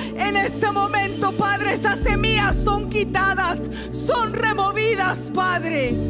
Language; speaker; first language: Spanish; native; Spanish